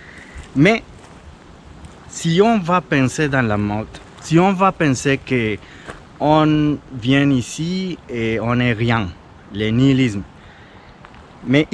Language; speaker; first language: French; non-native, fluent; Spanish